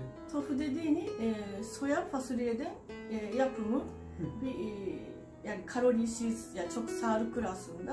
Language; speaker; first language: Turkish; non-native, fluent; Japanese